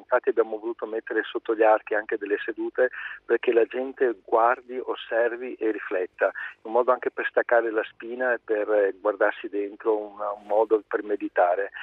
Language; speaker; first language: Italian; native; Italian